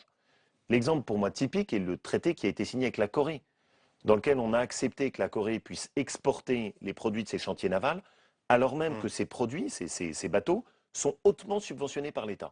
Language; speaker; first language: French; native; French